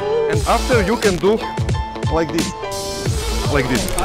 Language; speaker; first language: English; non-native, learner; Russian